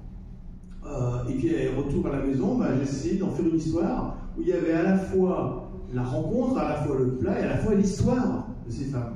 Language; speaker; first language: French; native; French